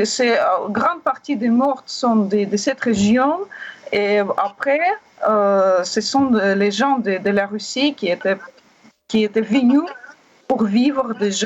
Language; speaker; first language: French; non-native, learner; Russian